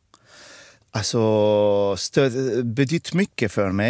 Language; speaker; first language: Swedish; non-native, fluent; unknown